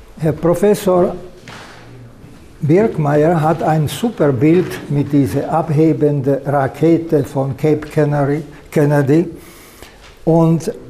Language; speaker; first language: German; non-native, fluent; Slovak